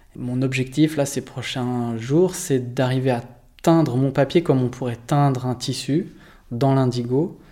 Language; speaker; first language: French; native; French